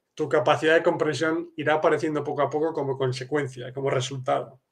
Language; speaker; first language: Spanish; native; Spanish